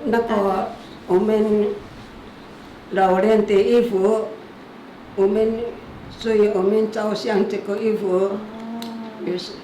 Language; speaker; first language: Chinese; non-native, local second language; Amis